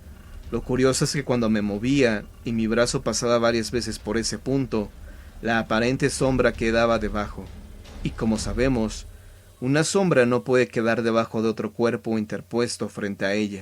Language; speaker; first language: Spanish; native; Spanish